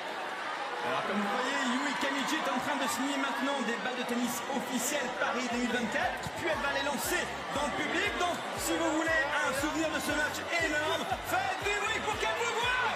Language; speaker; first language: French; native; French